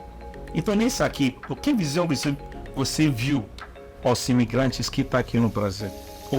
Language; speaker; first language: Portuguese; non-native, learner; Igbo